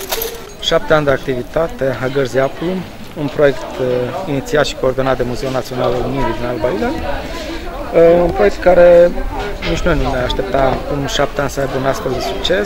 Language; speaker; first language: Romanian; native; Romanian